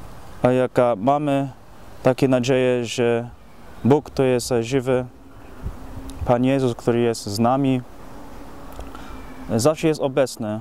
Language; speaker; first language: Polish; non-native, fluent; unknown